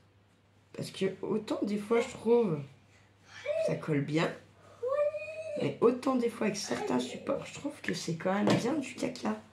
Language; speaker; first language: French; native; French